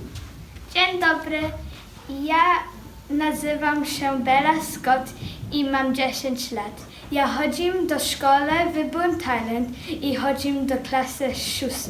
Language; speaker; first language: Polish; non-native, learner; English